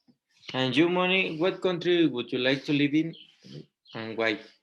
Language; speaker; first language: English; non-native, learner; Spanish